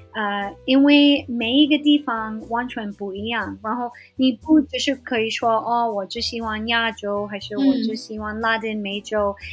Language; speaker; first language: Chinese; non-native, fluent; English